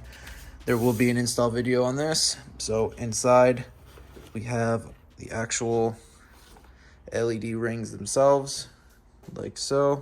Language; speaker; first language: English; native; English